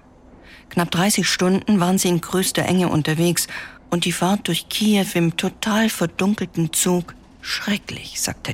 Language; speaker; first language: German; native; German